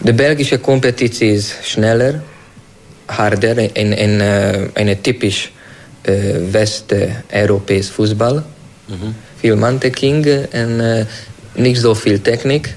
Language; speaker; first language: Dutch; non-native, learner; Hungarian